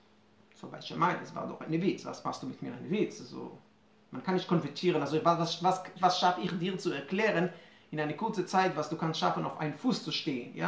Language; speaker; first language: German; non-native, fluent; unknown